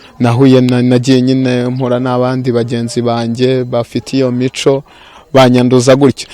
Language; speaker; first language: Kinyarwanda; native; Kinyarwanda